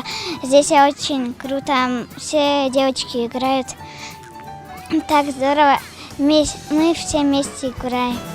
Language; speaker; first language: Russian; non-native, learner; Tajik